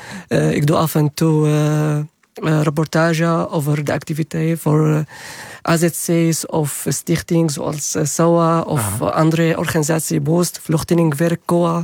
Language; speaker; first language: Dutch; non-native, learner; Arabic